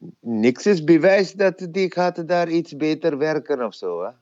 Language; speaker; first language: Dutch; non-native, fluent; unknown